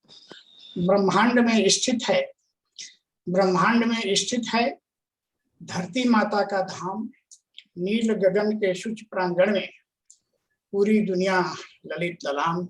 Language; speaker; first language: Hindi; native; Hindi